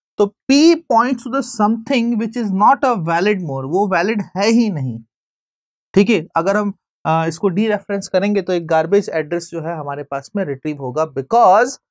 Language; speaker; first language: Hindi; native; Hindi